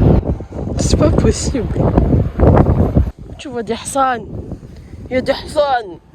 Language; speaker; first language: French; native; French